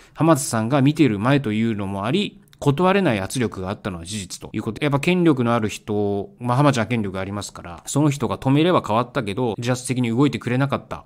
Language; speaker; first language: Japanese; native; Japanese